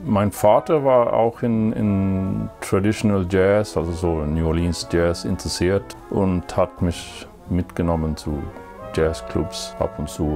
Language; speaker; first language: German; non-native, fluent; Swedish